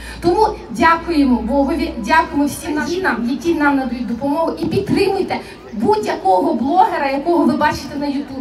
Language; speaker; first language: Ukrainian; native; Ukrainian